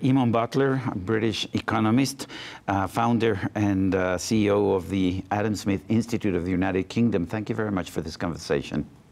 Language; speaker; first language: English; non-native, fluent; Spanish